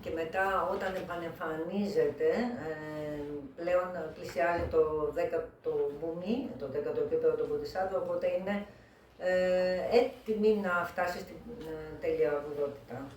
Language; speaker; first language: Greek; native; Greek